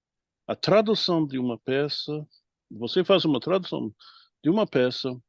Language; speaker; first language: Portuguese; non-native, fluent; English